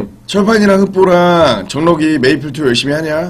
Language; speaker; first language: Korean; native; Korean